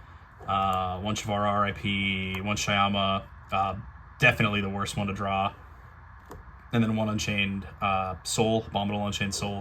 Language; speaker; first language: English; native; English